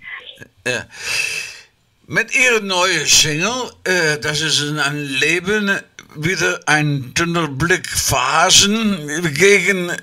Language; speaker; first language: German; non-native, learner; Dutch